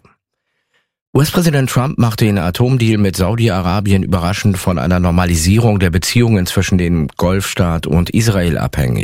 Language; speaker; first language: German; native; German